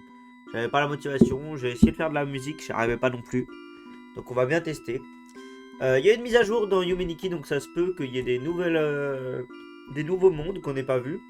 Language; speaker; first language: French; native; French